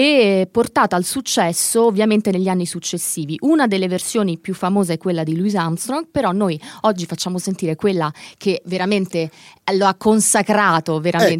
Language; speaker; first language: Italian; native; Italian